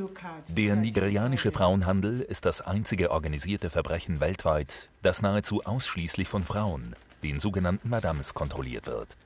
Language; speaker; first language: German; native; German